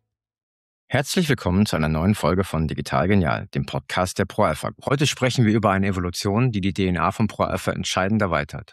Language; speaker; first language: German; native; German